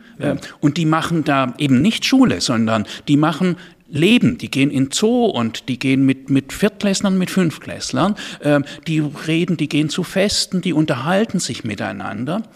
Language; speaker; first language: German; native; German